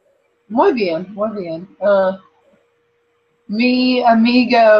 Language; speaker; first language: Spanish; non-native, learner; English